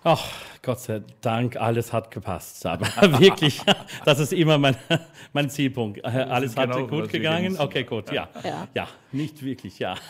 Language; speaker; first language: German; non-native, learner; English